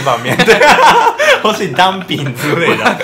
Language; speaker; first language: Chinese; non-native, fluent; Japanese